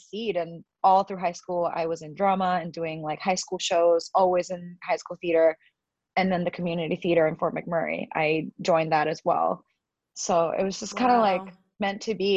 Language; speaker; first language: English; early bilingual, other home language; Spanish